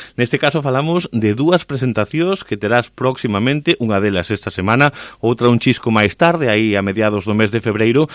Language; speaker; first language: Galician; native; Galician